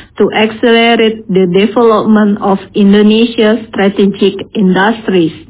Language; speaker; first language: English; non-native, fluent; Indonesian